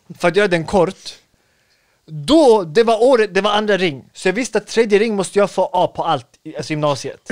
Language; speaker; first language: Swedish; early bilingual, other home language; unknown